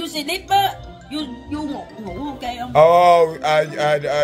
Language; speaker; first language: English; non-native, learner; Vietnamese